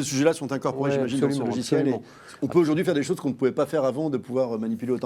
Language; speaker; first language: French; native; French